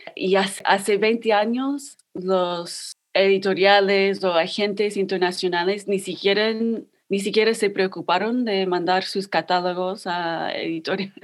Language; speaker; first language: Spanish; non-native, fluent; English